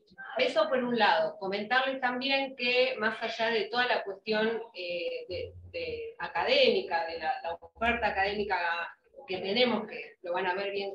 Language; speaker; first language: Spanish; native; Spanish